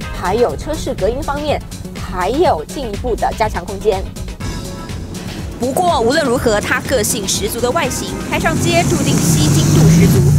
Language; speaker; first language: Chinese; native; Chinese